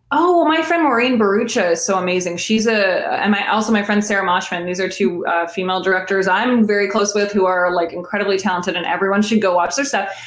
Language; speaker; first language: English; native; English